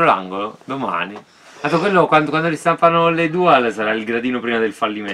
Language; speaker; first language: Italian; native; Italian